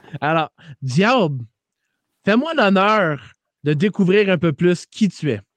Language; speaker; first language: French; native; French